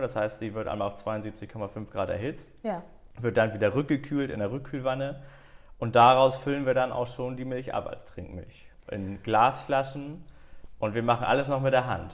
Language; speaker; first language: German; native; German